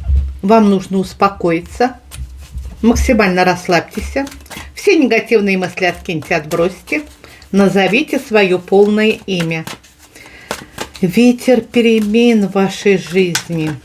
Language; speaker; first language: Russian; native; Russian